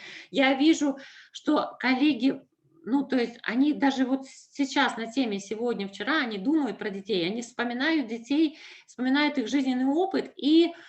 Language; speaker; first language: Russian; native; Russian